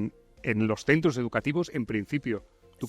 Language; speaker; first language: Spanish; native; Spanish